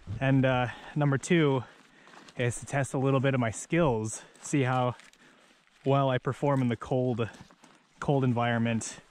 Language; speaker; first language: English; native; English